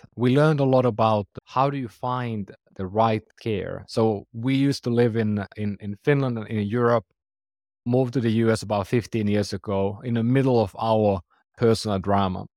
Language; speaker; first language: English; non-native, fluent; Finnish